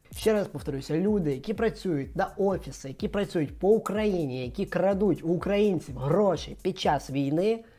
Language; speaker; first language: Ukrainian; non-native, local second language; Russian